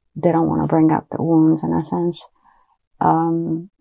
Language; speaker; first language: English; early bilingual, other home language; Japanese